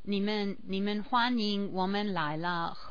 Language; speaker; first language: Chinese; non-native, learner; English